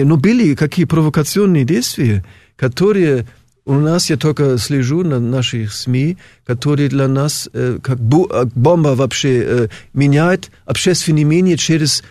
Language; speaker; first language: Russian; non-native, fluent; German